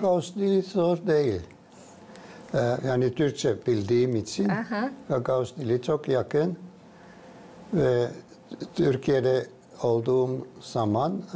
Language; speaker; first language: Turkish; non-native, fluent; Finnish